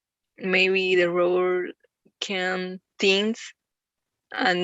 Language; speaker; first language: English; non-native, learner; Spanish